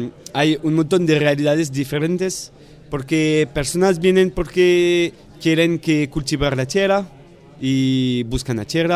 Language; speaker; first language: Spanish; non-native, fluent; French